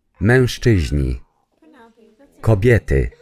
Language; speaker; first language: Polish; non-native, learner; English